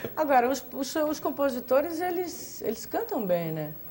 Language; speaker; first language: Portuguese; native; Portuguese